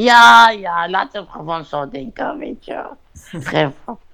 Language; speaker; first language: Dutch; non-native, learner; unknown